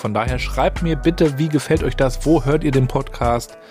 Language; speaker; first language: German; native; German